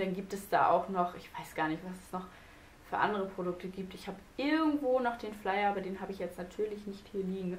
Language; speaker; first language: German; native; German